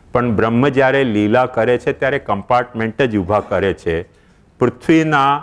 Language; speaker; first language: Hindi; native; Hindi